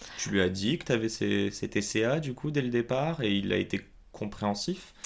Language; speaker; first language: French; native; French